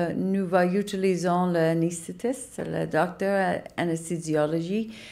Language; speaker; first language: French; non-native, learner; English